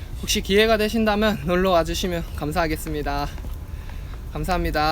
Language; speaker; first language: Korean; native; Korean